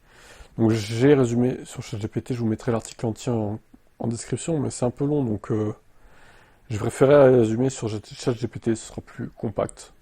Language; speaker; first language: French; native; French